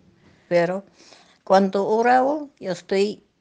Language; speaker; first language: Spanish; non-native, local second language; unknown